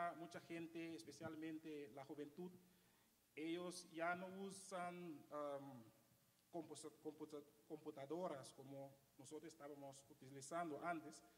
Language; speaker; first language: Spanish; non-native, fluent; Papiamento